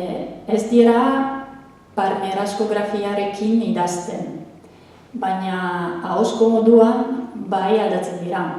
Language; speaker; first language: Basque; non-native, fluent; Italian